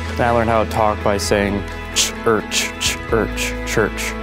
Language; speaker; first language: English; native; English